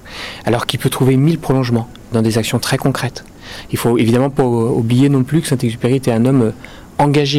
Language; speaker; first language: French; native; French